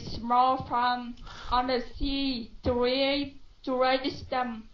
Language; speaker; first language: English; non-native, learner; Vietnamese